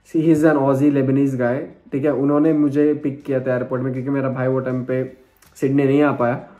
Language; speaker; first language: Hindi; non-native, local second language; Malayalam